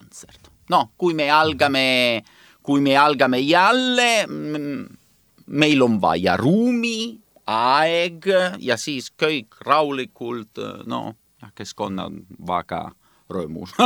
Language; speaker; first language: Estonian; non-native, learner; Italian